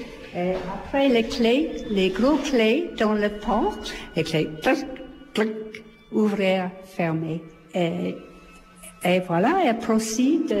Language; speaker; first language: French; non-native, fluent; English